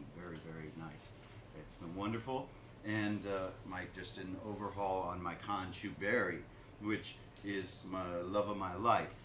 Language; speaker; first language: English; native; English